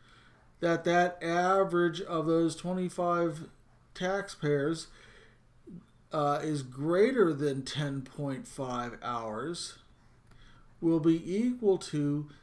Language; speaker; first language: English; native; English